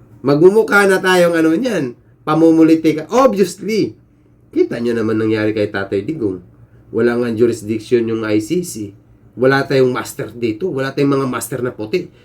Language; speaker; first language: Filipino; native; Filipino